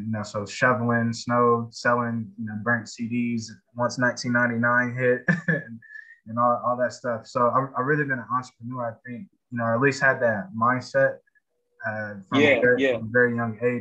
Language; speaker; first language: English; native; English